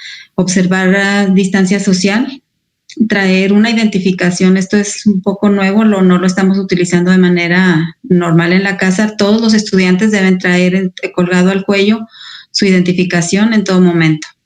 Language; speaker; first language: Spanish; native; Spanish